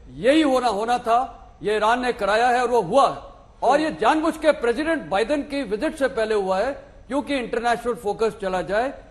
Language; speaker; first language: Hindi; native; Hindi